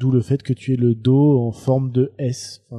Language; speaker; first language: French; native; French